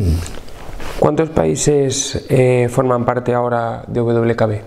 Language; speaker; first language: Spanish; non-native, fluent; Russian